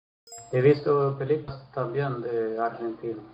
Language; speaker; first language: Spanish; non-native, fluent; Swedish